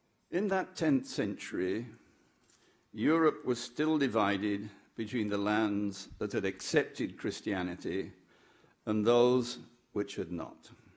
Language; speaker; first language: English; native; English